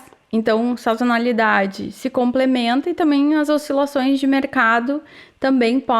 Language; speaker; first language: Portuguese; native; Portuguese